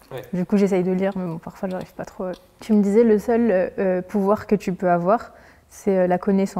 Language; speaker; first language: French; early bilingual, other home language; Arabic